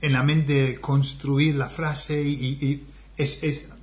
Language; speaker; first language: Spanish; non-native, fluent; English